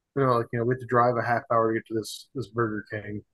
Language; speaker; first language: English; native; English